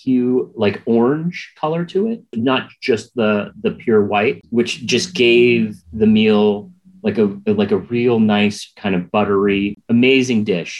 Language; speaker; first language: English; native; English